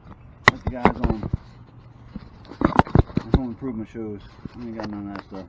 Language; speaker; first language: English; native; English